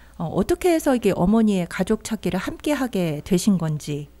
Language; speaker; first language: Korean; native; Korean